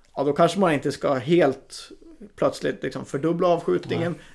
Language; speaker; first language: Swedish; native; Swedish